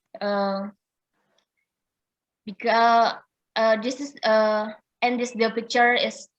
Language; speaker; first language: English; non-native, learner; Indonesian